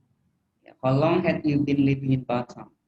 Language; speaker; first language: English; non-native, fluent; Indonesian